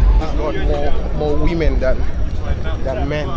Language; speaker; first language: English; non-native, learner; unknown